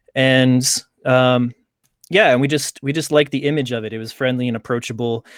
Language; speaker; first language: English; native; English